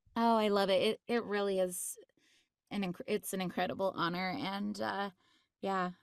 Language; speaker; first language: English; native; English